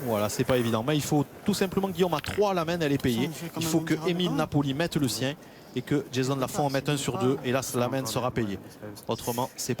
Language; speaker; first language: French; native; French